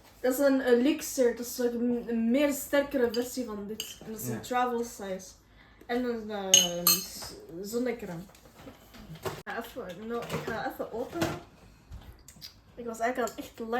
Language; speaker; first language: Dutch; early bilingual, other home language; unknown